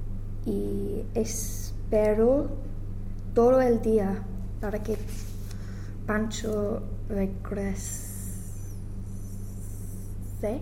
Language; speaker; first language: Spanish; non-native, learner; English